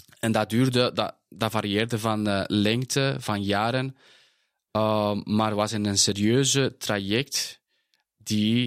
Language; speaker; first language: Dutch; non-native, fluent; Spanish